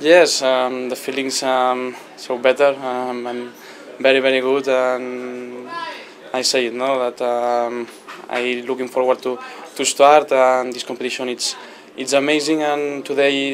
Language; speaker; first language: English; non-native, learner; Spanish